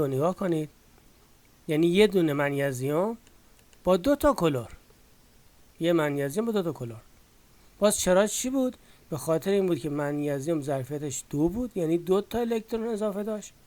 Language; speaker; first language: Persian; native; Persian